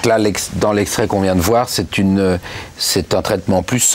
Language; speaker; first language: French; native; French